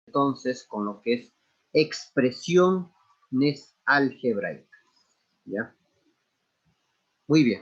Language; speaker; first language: Spanish; native; Spanish